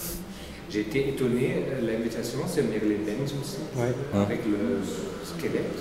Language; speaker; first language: French; non-native, learner; German